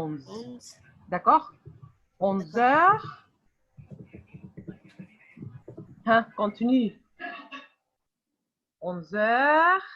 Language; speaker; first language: French; non-native, fluent; Arabic